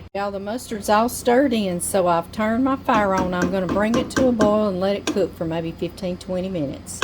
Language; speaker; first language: English; native; English